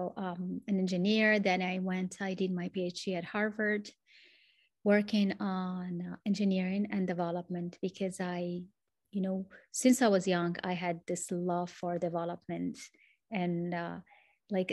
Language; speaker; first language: English; non-native, fluent; Arabic